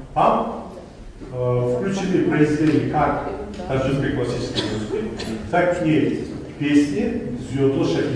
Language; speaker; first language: Russian; non-native, local second language; Tajik